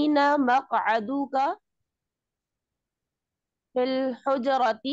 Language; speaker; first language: Arabic; non-native, learner; Urdu